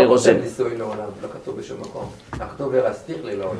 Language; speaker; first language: Hebrew; non-native, fluent; English